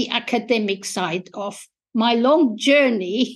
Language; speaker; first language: English; non-native, fluent; German